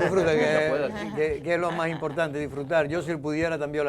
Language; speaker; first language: Spanish; native; Spanish